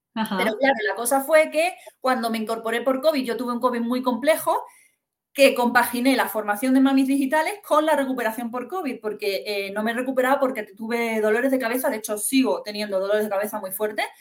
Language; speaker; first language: Spanish; native; Spanish